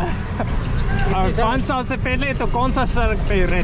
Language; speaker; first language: Hindi; non-native, learner; English